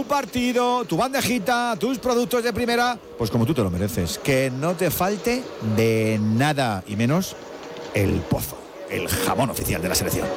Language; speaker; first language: Spanish; native; Spanish